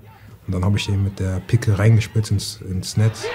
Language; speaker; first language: German; native; German